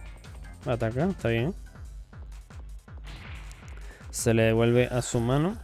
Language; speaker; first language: Spanish; native; Spanish